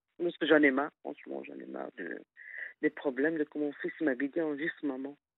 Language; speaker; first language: French; non-native, fluent; Arabic